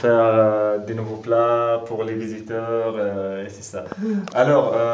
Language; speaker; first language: French; non-native, local second language; Arabic